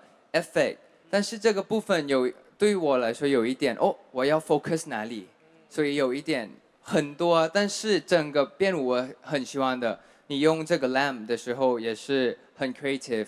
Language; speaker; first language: Chinese; non-native, learner; Thai